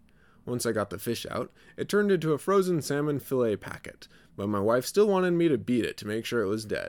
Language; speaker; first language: English; native; English